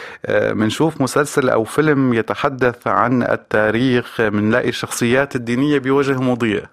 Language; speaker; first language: Arabic; native; Arabic